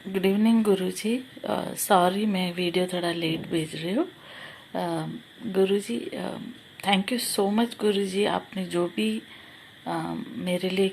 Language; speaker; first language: Hindi; native; Hindi